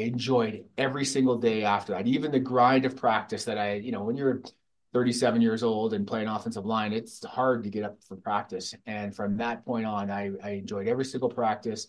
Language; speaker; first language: English; native; English